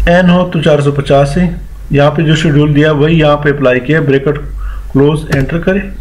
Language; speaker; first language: Urdu; non-native, local second language; Punjabi